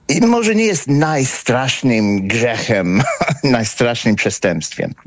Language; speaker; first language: Polish; non-native, fluent; English